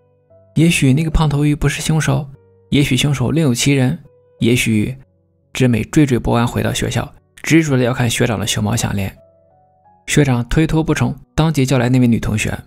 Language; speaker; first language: Chinese; native; Chinese